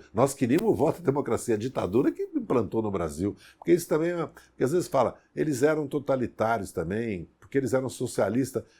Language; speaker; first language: Portuguese; native; Portuguese